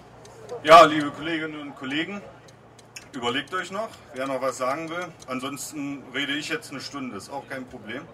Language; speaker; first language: German; native; German